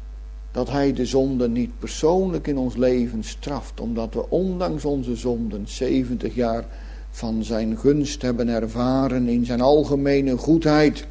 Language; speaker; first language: Dutch; native; Dutch